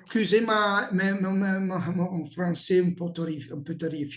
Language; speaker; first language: French; non-native, learner; Italian